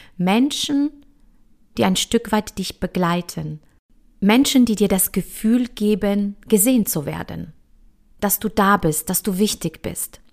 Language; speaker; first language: German; early bilingual, other home language; Polish